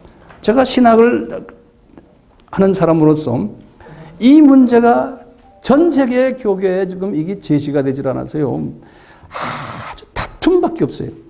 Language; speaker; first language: Korean; native; Korean